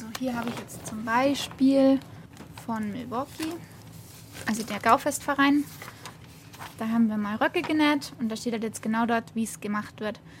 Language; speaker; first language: German; native; German